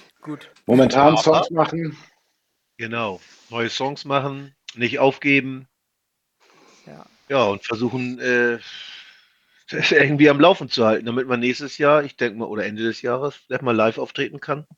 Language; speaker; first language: German; native; German